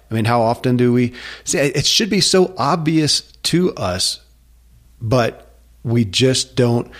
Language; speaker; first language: English; native; English